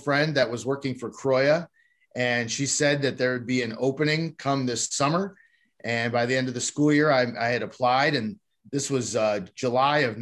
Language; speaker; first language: English; native; English